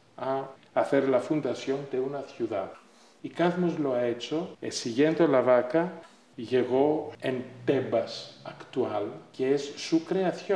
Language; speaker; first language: Spanish; non-native, fluent; Greek